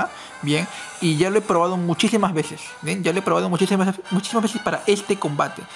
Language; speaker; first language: Spanish; native; Spanish